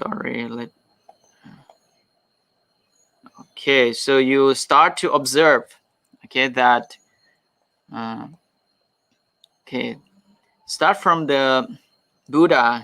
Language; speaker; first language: English; non-native, fluent; Thai